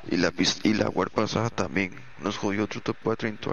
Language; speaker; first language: Spanish; native; Spanish